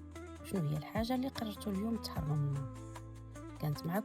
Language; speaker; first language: Arabic; native; Arabic